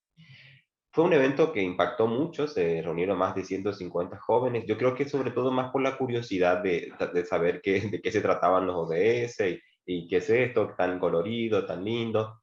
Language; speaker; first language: Spanish; native; Spanish